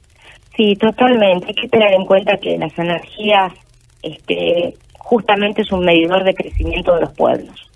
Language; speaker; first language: Spanish; native; Spanish